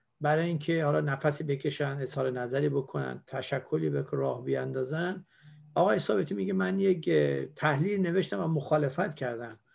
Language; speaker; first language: Persian; native; Persian